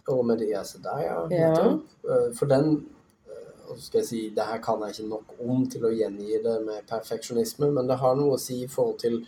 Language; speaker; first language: Norwegian; native; Norwegian